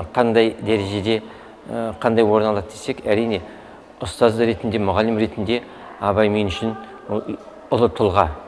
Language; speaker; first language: Kazakh; non-native, local second language; Russian